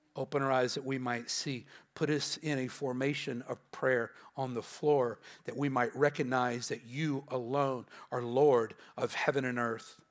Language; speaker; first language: English; native; English